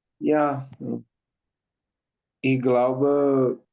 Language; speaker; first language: German; non-native, learner; Portuguese